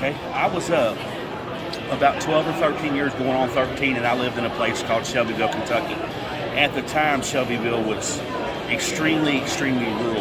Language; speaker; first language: English; native; English